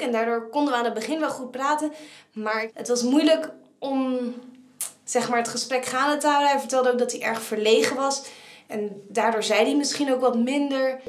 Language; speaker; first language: Dutch; native; Dutch